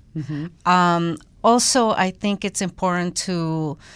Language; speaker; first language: English; non-native, fluent; Spanish